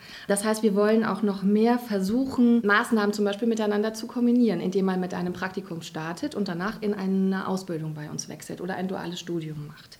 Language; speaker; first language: German; native; German